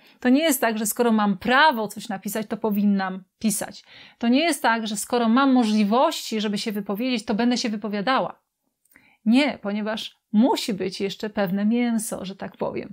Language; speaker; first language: Polish; native; Polish